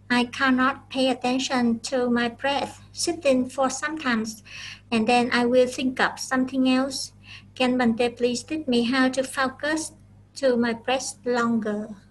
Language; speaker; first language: English; non-native, fluent; Vietnamese